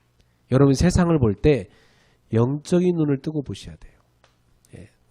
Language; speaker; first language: Korean; native; Korean